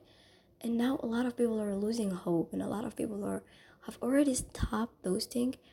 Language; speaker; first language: English; non-native, fluent; Somali